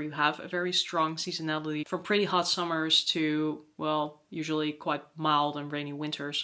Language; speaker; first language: English; non-native, fluent; Dutch